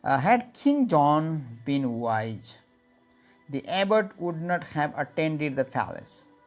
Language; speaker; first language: English; non-native, local second language; Nepali